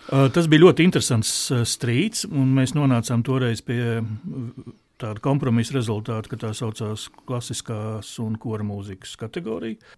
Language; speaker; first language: Latvian; native; Latvian